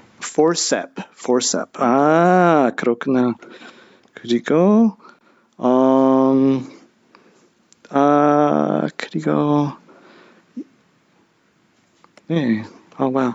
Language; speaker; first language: Korean; non-native, learner; English